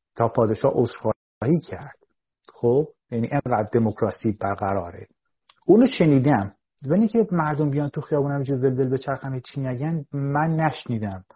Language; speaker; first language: Persian; native; Persian